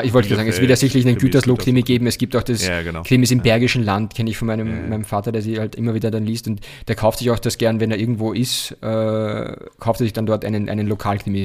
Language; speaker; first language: German; native; German